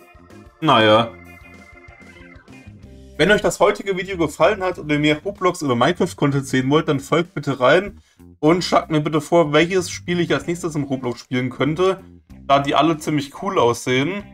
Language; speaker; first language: German; native; German